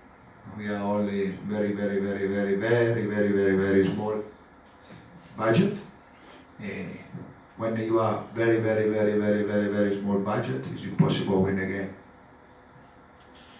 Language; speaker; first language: English; non-native, learner; Italian